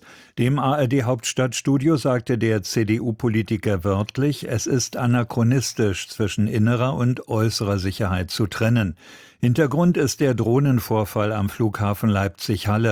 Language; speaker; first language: German; native; German